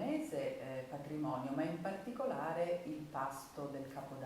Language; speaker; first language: Italian; native; Italian